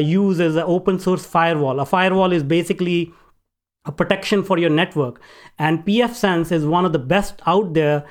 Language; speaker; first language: English; non-native, local second language; Hindi